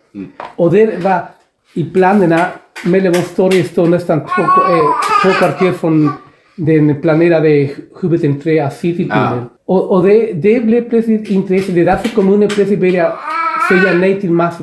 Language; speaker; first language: Swedish; non-native, fluent; Spanish